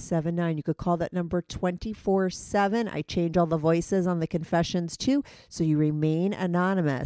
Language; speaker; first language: English; native; English